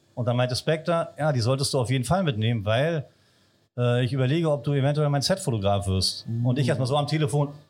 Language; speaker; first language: German; native; German